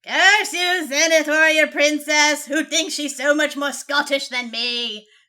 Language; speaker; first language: English; native; English